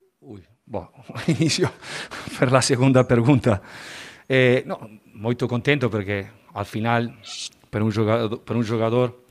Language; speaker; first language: Portuguese; non-native, learner; Spanish